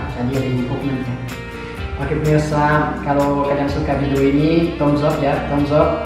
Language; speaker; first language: Indonesian; non-native, fluent; French